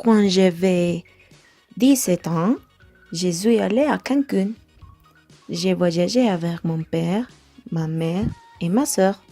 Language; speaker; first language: French; non-native, learner; Spanish